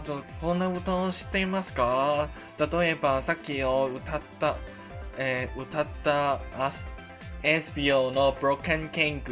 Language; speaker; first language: Japanese; non-native, learner; Cantonese